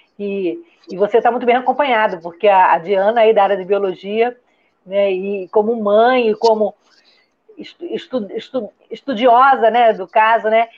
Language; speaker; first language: Portuguese; native; Portuguese